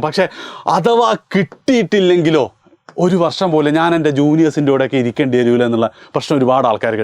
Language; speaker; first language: Malayalam; native; Malayalam